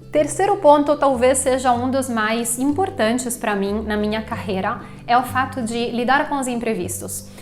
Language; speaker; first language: Portuguese; non-native, fluent; Italian